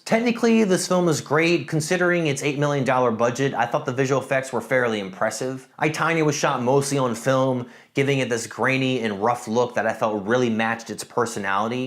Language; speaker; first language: English; native; English